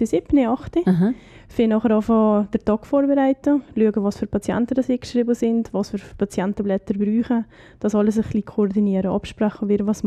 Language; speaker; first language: German; native; German